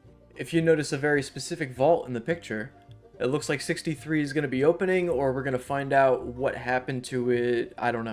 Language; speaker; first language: English; native; English